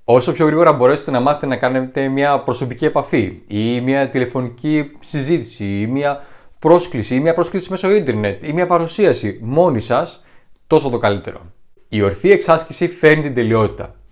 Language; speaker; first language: Greek; native; Greek